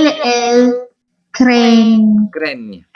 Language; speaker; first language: French; non-native, learner; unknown